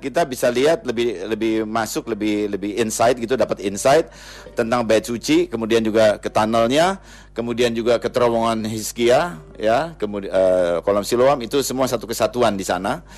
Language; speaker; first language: Indonesian; native; Indonesian